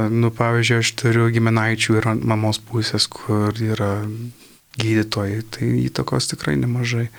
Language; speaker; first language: Lithuanian; early bilingual, heritage; Lithuanian